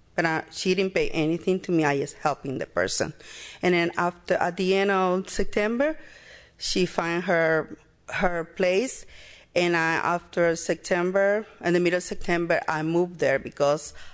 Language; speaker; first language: English; non-native, learner; Spanish